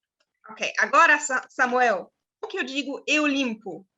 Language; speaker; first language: Portuguese; non-native, fluent; German